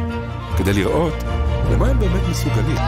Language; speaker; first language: Hebrew; native; Hebrew